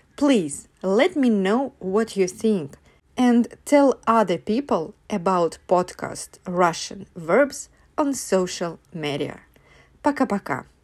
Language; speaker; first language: English; non-native, fluent; Russian